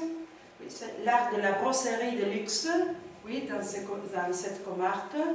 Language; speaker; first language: French; non-native, learner; Spanish